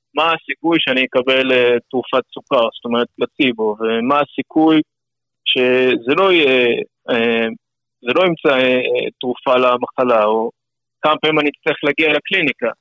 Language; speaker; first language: Hebrew; non-native, fluent; English